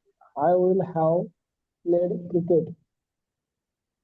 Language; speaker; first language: English; non-native, learner; Marathi